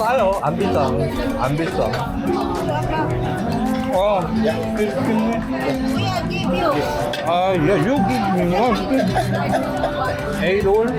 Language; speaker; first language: English; non-native, learner; Korean